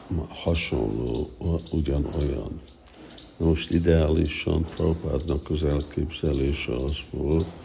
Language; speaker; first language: Hungarian; early bilingual, heritage; Hungarian